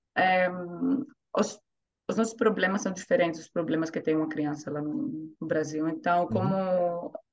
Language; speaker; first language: Portuguese; non-native, fluent; Greek